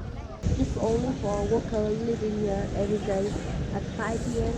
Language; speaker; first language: English; non-native, learner; Vietnamese